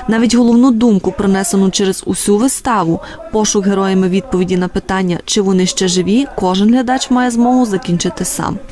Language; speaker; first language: Ukrainian; native; Ukrainian